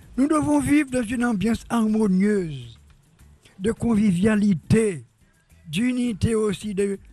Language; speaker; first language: French; native; French